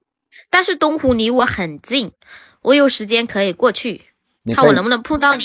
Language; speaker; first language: Chinese; non-native, fluent; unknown